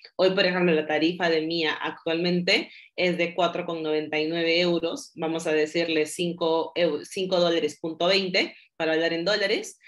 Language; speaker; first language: Spanish; native; Spanish